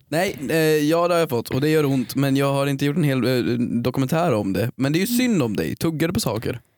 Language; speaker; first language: Swedish; native; Swedish